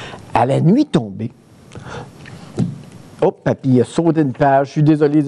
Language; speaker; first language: French; native; French